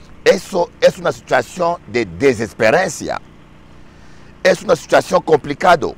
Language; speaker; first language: Spanish; non-native, learner; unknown